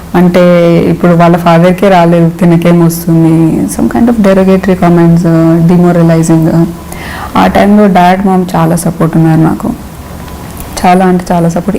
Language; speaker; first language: Telugu; non-native, local second language; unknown